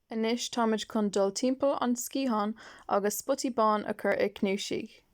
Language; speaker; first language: Irish; non-native, local second language; English